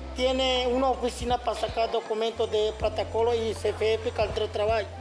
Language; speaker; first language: Spanish; non-native, local second language; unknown